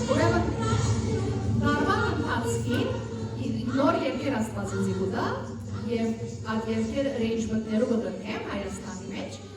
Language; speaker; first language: Armenian; early bilingual, heritage; Armenian